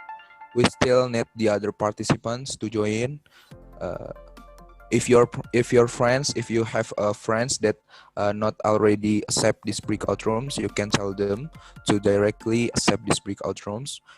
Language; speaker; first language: English; non-native, fluent; Indonesian